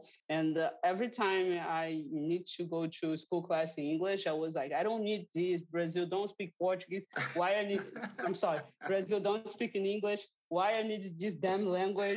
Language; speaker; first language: English; non-native, fluent; Portuguese